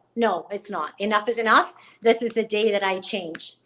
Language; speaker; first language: English; native; English